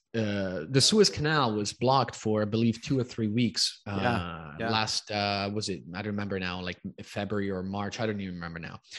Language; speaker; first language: English; early bilingual, other home language; Italian